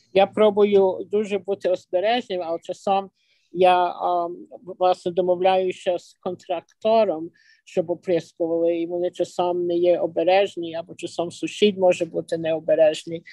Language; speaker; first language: Ukrainian; early bilingual, other home language; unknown